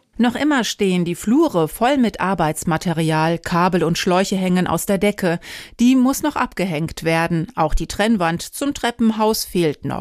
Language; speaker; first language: German; native; German